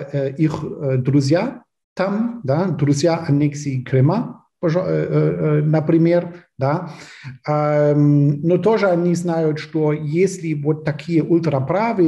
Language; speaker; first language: Russian; non-native, fluent; German